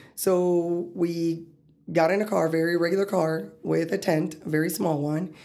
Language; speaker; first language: English; early bilingual, other home language; Spanish